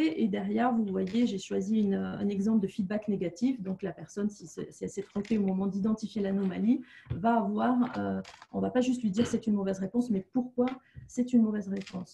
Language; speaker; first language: French; native; French